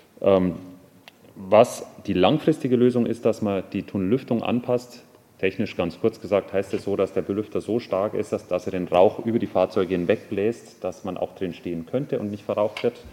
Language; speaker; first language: German; native; German